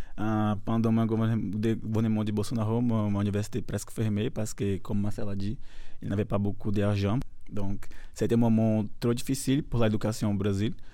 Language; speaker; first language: French; non-native, learner; Portuguese